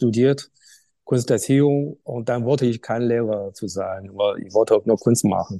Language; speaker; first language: German; non-native, fluent; Chinese